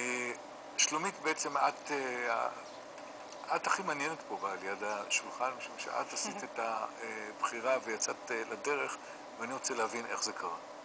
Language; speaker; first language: Hebrew; native; Hebrew